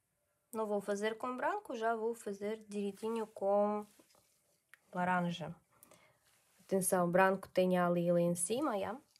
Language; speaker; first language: Portuguese; non-native, learner; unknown